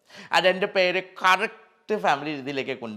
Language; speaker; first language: Malayalam; non-native, fluent; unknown